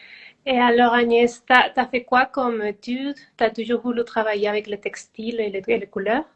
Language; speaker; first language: French; non-native, fluent; Spanish